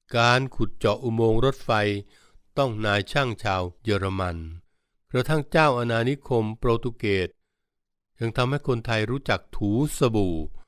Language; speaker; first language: Thai; native; Thai